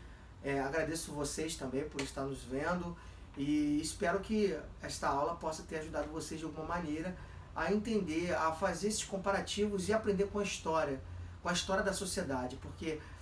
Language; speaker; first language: Portuguese; native; Portuguese